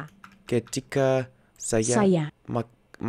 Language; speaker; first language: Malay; non-native, learner; Russian